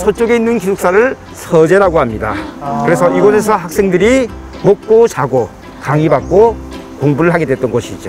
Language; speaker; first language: Korean; native; Korean